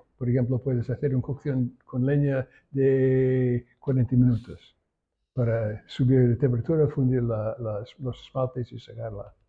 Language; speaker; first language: Spanish; non-native, learner; English